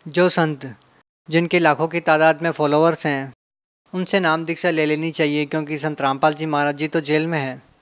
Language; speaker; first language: Hindi; native; Hindi